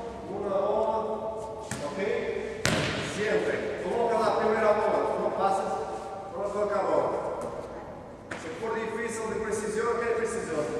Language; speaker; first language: Spanish; non-native, learner; Portuguese